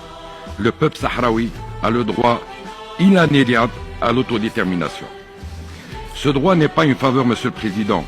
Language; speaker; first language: French; non-native, local second language; Arabic